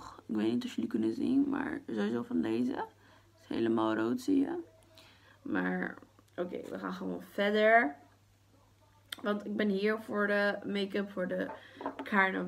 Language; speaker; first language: Dutch; early bilingual, other home language; Portuguese